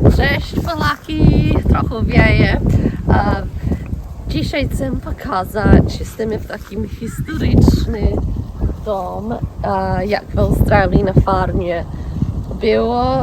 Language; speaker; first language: Polish; early bilingual, heritage; English